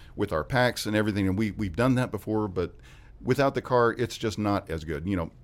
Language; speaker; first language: English; native; English